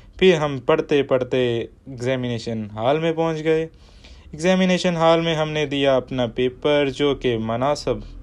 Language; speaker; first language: Urdu; native; Urdu